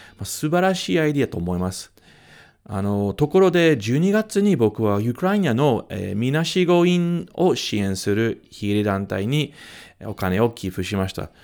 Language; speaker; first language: Japanese; non-native, fluent; English